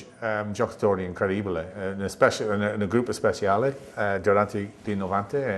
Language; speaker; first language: Italian; non-native, learner; English